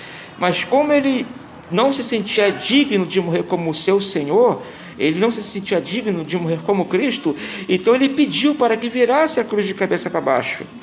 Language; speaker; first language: Portuguese; native; Portuguese